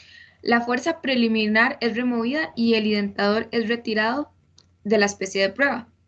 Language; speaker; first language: Spanish; native; Spanish